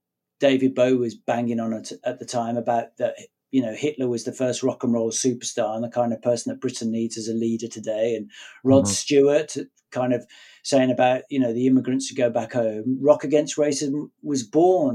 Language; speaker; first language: English; native; English